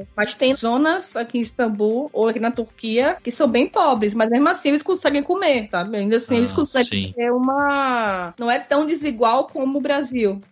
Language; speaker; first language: Portuguese; native; Portuguese